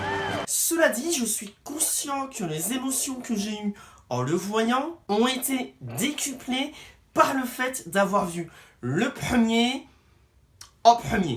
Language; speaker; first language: French; native; French